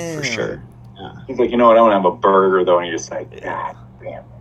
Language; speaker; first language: English; native; English